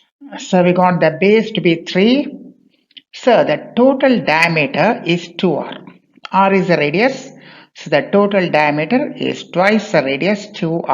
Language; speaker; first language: English; non-native, local second language; Bangla